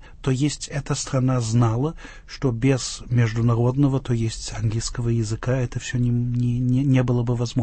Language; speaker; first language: Russian; non-native, fluent; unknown